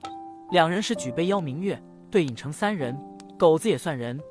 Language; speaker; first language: Chinese; native; Chinese